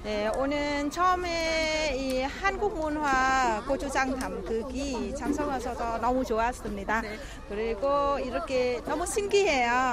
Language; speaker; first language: Korean; non-native, learner; Vietnamese